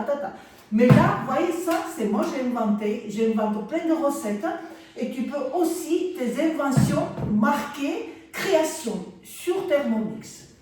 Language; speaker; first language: French; non-native, fluent; Armenian